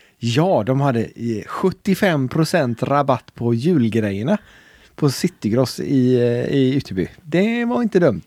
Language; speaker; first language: Swedish; native; Swedish